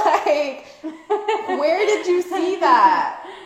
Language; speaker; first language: English; early bilingual, other home language; Spanish